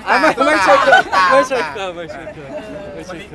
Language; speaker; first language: Thai; non-native, learner; Korean